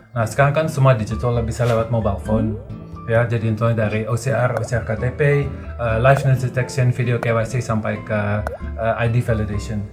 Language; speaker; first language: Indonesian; non-native, fluent; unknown